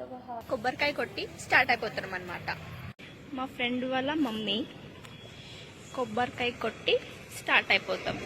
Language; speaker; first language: Telugu; non-native, local second language; Hindi